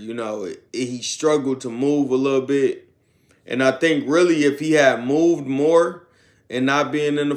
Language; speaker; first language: English; native; English